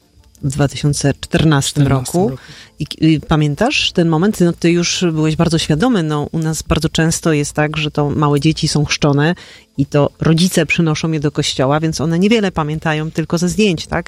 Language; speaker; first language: Polish; native; Polish